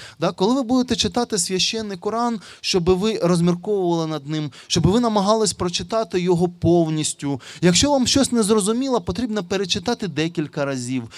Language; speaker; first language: Ukrainian; non-native, local second language; Russian